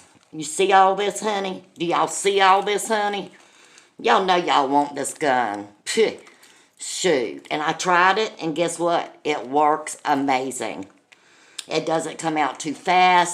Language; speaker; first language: English; native; English